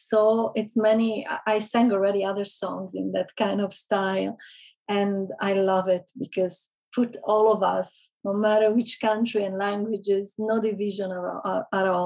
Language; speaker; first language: English; non-native, fluent; Italian